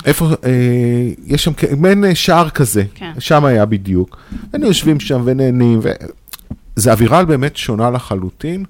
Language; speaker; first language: Hebrew; native; Hebrew